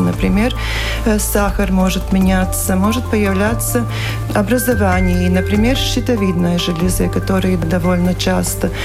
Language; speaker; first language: Russian; non-native, local second language; Latvian